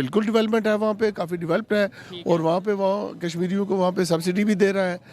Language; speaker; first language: Urdu; non-native, local second language; Punjabi